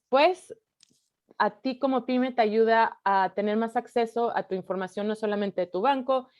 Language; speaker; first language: Spanish; early bilingual, heritage; Spanish